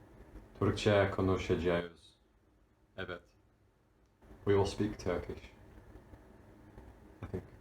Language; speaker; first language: Turkish; non-native, learner; English